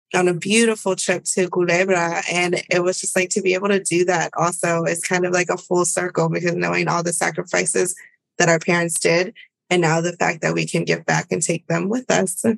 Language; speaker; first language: English; early bilingual, other home language; Spanish